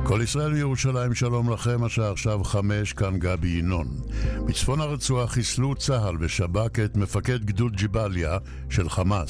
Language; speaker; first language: Hebrew; native; Hebrew